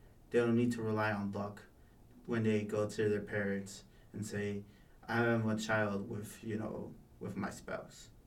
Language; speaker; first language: English; early bilingual, other home language; Spanish